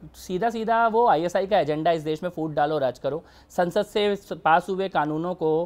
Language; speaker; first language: Hindi; native; Hindi